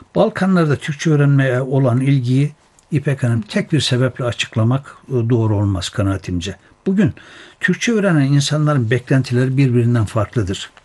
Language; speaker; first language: Turkish; native; Turkish